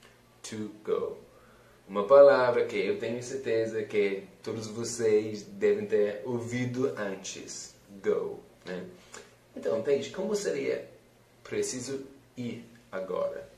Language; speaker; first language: Portuguese; non-native, fluent; English